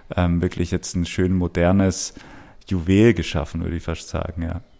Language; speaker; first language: German; native; German